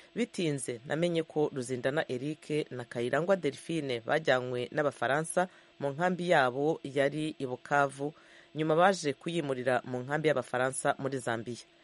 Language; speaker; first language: Kinyarwanda; native; Kinyarwanda